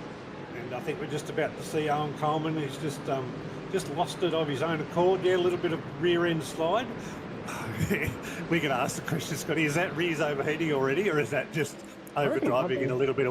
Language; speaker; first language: English; native; English